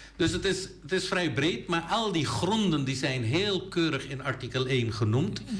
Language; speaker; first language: Dutch; native; Dutch